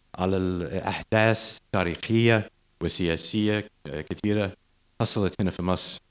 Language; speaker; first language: Arabic; non-native, fluent; English